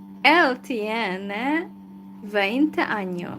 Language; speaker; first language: Spanish; non-native, learner; Hungarian